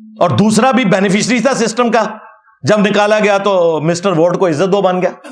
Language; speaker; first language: Urdu; non-native, local second language; Punjabi